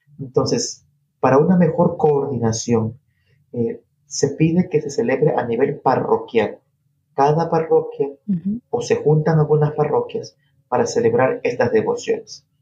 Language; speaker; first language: Spanish; native; Spanish